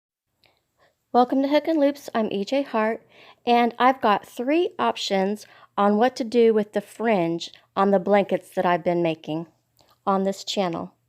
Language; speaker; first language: English; native; English